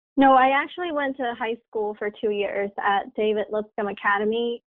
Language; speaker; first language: English; non-native, fluent; Chinese